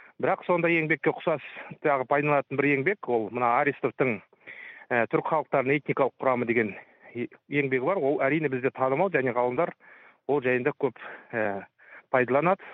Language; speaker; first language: Kazakh; native; Kazakh